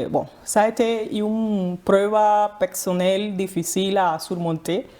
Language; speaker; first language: French; non-native, fluent; Spanish